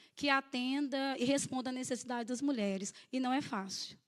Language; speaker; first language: Portuguese; native; Portuguese